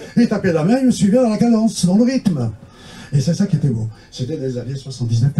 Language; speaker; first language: French; non-native, local second language; Kabyle